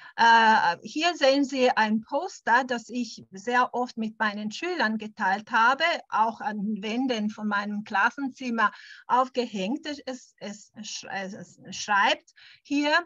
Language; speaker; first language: German; non-native, fluent; Italian